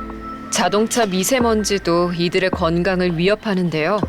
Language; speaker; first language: Korean; native; Korean